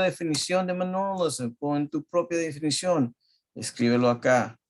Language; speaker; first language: Spanish; early bilingual, heritage; Spanish